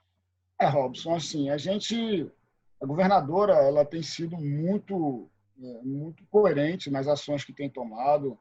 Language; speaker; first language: Portuguese; native; Portuguese